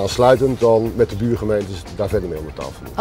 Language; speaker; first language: Dutch; native; Dutch